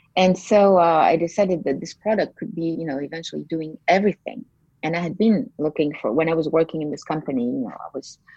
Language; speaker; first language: English; non-native, fluent; French